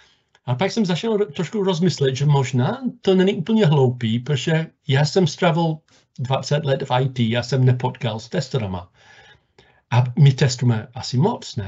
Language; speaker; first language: Czech; non-native, fluent; English